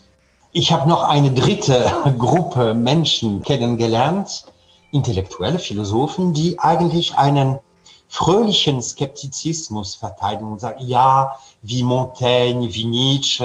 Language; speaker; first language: German; non-native, fluent; French